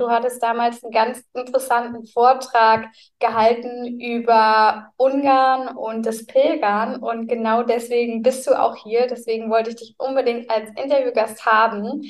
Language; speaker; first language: German; native; German